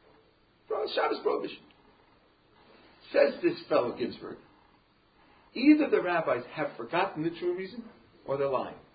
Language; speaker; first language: English; native; English